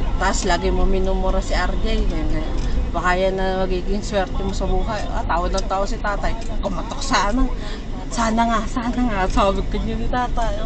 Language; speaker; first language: Filipino; native; Filipino